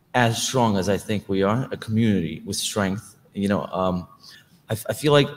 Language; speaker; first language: English; non-native, fluent; Russian